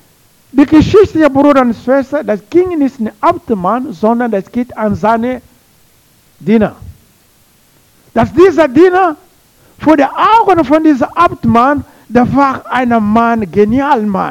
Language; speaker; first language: German; non-native, learner; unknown